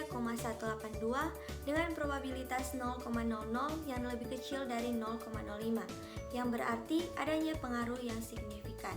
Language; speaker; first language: Indonesian; native; Indonesian